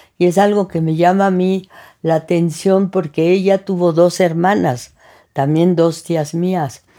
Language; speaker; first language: Spanish; early bilingual, other home language; French